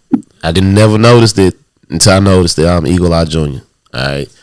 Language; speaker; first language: English; native; English